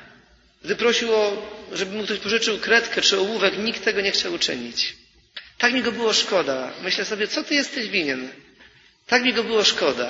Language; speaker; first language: Polish; native; Polish